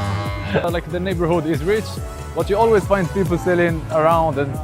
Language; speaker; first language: English; non-native, learner; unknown